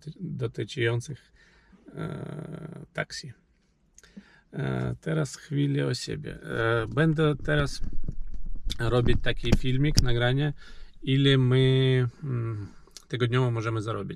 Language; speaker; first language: Polish; non-native, learner; Ukrainian